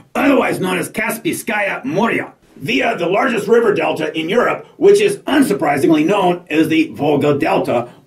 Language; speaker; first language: English; native; English